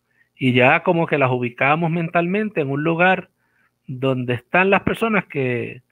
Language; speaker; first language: Spanish; native; Spanish